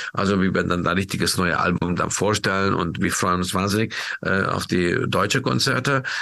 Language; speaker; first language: German; non-native, fluent; Hungarian